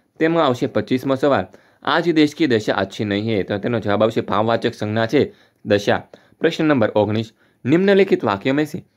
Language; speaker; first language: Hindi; non-native, local second language; Gujarati